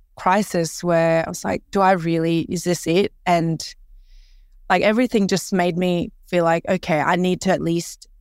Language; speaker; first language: English; early bilingual, other home language; Korean